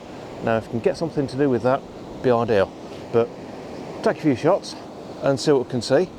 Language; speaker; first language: English; native; English